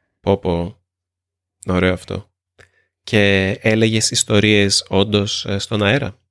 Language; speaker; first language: Greek; native; Greek